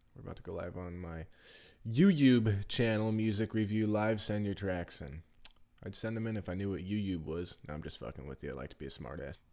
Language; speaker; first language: English; native; English